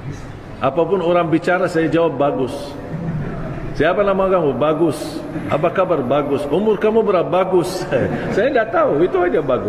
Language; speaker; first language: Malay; non-native, fluent; Arabic